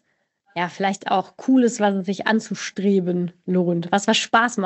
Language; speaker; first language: German; native; German